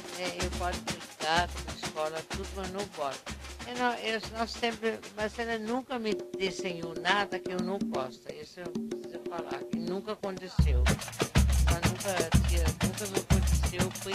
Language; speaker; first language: Portuguese; non-native, fluent; Danish